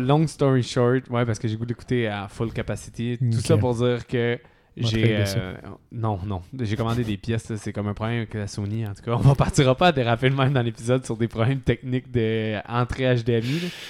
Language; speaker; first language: French; native; French